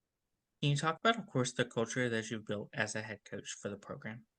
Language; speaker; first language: English; native; English